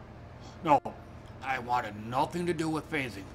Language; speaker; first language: English; native; English